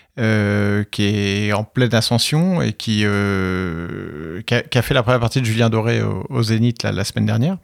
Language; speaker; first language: French; native; French